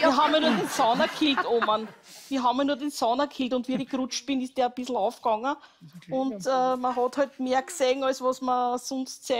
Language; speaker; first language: German; native; German